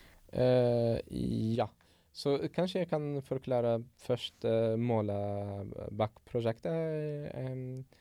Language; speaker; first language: Norwegian; non-native, fluent; Arabic